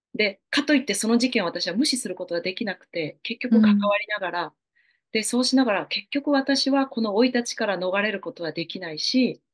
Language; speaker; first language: Japanese; native; Japanese